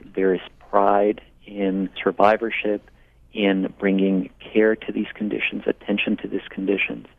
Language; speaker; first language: English; non-native, fluent; Spanish